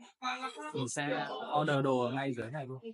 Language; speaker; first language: Vietnamese; native; Vietnamese